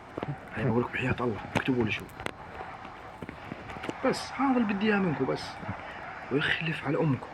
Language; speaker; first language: Arabic; native; Arabic